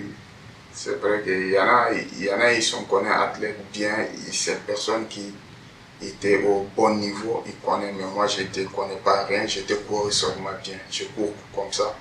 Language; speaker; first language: French; non-native, learner; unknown